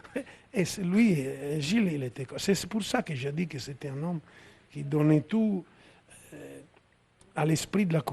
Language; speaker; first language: French; non-native, fluent; Italian